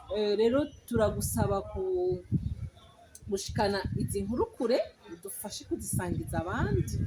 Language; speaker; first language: Rundi; native; Rundi